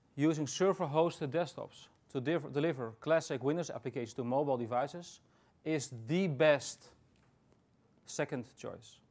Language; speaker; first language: English; non-native, fluent; Dutch